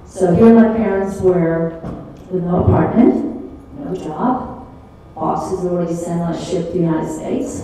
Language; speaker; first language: English; early bilingual, other home language; Czech